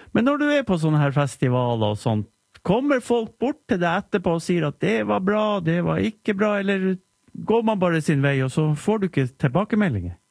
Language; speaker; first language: Norwegian; native; Norwegian